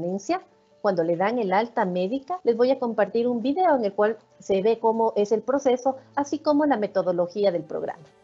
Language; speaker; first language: Spanish; native; Spanish